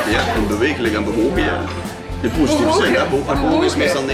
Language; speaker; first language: Dutch; native; Dutch